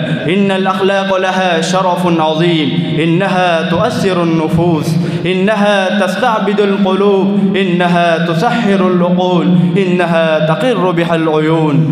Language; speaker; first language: Arabic; non-native, learner; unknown